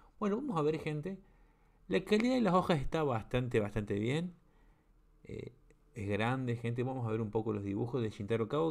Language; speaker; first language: Spanish; native; Spanish